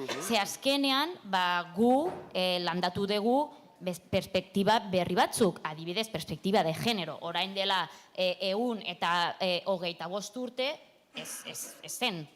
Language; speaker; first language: Basque; non-native, local second language; Catalan